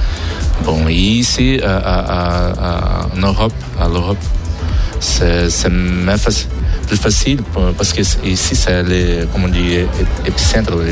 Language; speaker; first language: French; non-native, learner; Portuguese